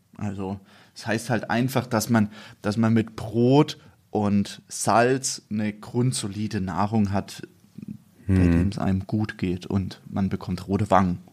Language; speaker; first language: German; native; German